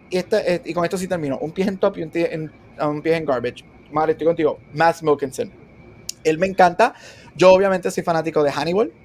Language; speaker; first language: Spanish; native; Spanish